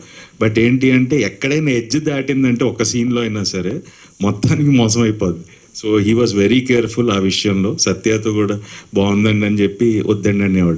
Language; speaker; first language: Telugu; native; Telugu